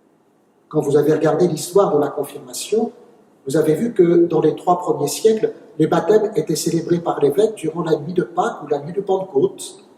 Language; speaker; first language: French; native; French